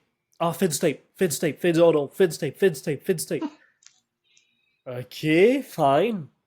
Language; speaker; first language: French; native; French